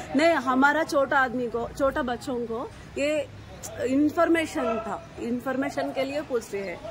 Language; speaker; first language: Hindi; non-native, local second language; Telugu